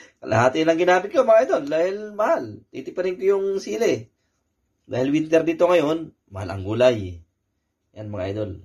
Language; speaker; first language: Filipino; native; Filipino